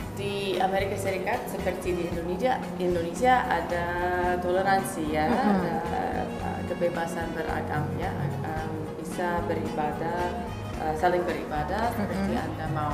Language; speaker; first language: Indonesian; non-native, fluent; English